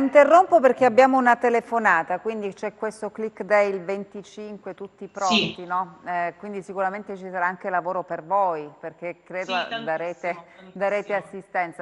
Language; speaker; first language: Italian; native; Italian